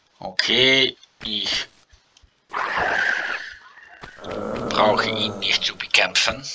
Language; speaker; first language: German; non-native, learner; Dutch